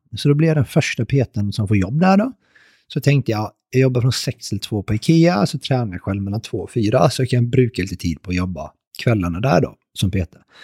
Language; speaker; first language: Swedish; early bilingual, other home language; Persian